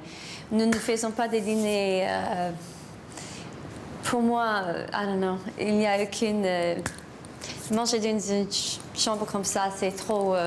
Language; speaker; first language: French; non-native, learner; English